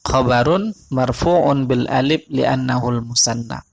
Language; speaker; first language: Arabic; non-native, fluent; Indonesian